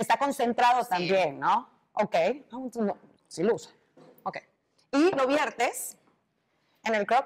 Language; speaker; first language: Spanish; native; Spanish